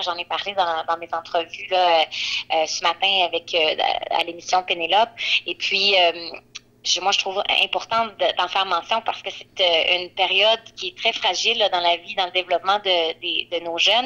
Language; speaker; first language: French; native; French